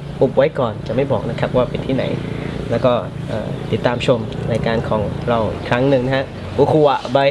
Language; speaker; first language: Thai; native; Thai